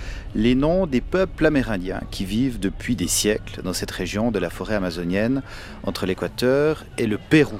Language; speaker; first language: French; native; French